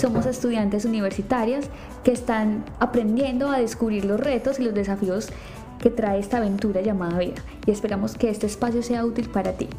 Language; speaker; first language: Spanish; native; Spanish